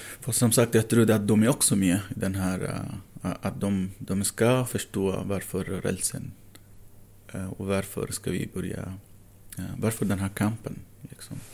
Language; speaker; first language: Swedish; non-native, fluent; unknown